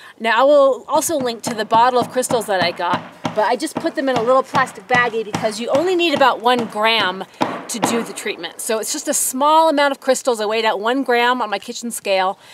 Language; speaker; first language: English; native; English